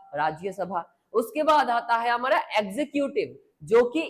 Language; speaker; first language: Hindi; non-native, local second language; Bangla